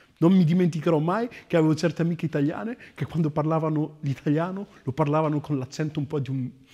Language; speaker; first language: Italian; early bilingual, other home language; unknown